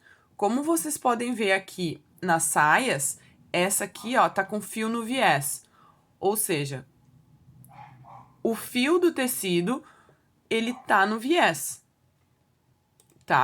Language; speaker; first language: Portuguese; native; Portuguese